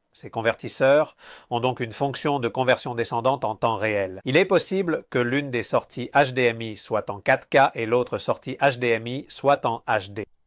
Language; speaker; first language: French; non-native, fluent; Spanish